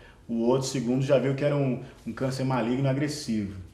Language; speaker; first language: Portuguese; native; Portuguese